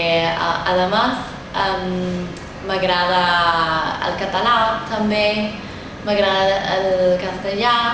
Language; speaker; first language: Catalan; non-native, learner; German